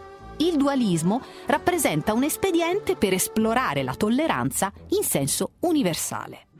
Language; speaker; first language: Italian; native; Italian